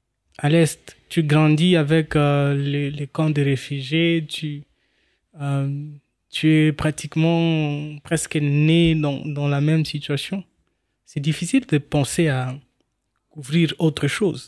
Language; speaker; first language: French; non-native, local second language; Swahili